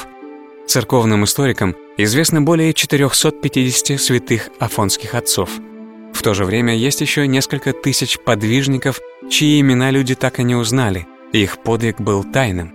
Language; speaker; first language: Russian; native; Russian